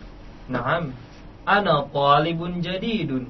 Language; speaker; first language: Arabic; non-native, learner; Indonesian